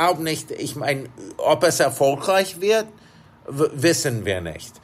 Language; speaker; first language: German; non-native, fluent; English